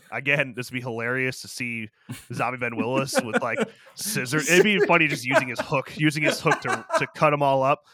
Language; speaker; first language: English; native; English